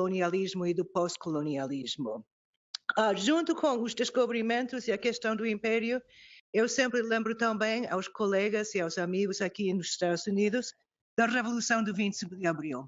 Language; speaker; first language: Portuguese; non-native, fluent; English